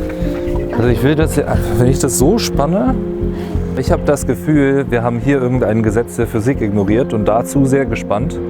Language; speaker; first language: German; native; German